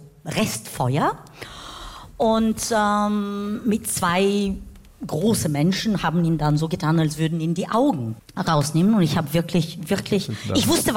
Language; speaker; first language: German; non-native, fluent; Bulgarian